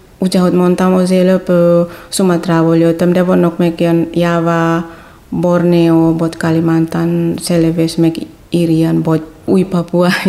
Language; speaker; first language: Hungarian; non-native, fluent; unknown